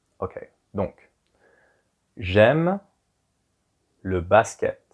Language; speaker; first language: French; non-native, fluent; English